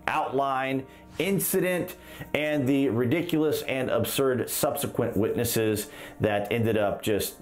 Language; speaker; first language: English; native; English